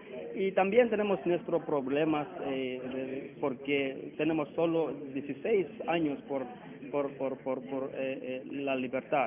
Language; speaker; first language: Spanish; non-native, learner; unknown